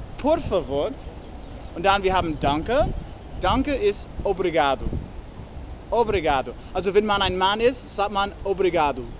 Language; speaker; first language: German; non-native, learner; English